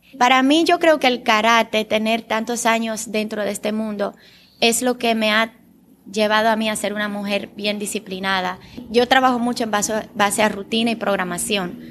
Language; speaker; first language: Spanish; early bilingual, other home language; Bulgarian